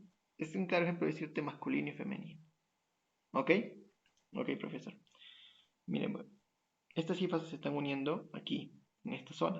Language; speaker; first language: Spanish; native; Spanish